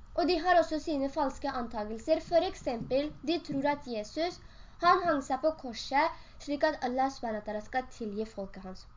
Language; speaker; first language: Norwegian; early bilingual, other home language; Urdu